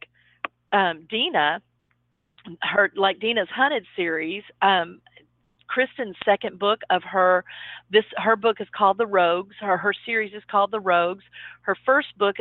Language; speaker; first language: English; native; English